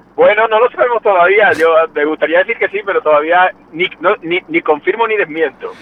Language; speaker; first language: Spanish; native; Spanish